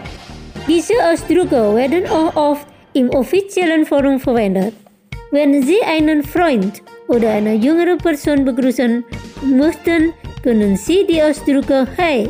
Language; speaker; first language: German; non-native, fluent; Indonesian